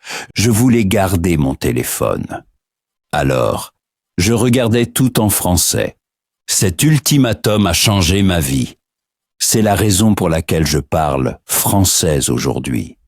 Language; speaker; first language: French; non-native, fluent; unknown